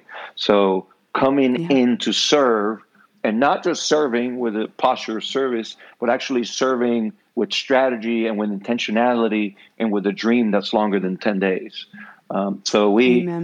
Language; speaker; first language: English; non-native, fluent; Spanish